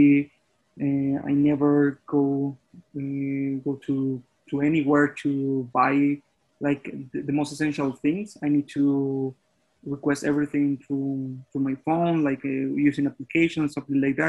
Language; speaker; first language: English; non-native, fluent; Spanish